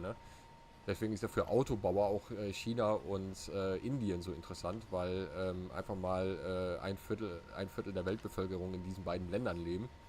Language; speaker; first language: German; native; German